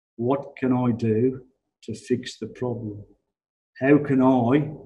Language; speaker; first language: English; native; English